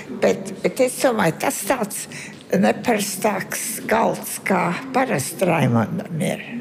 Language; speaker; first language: Latvian; early bilingual, heritage; Latvian